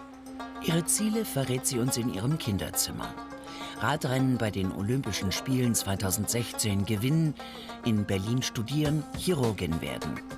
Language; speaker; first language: German; native; German